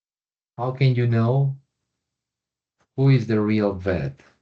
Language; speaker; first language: English; non-native, fluent; Spanish